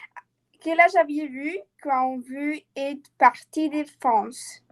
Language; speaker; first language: French; non-native, learner; Spanish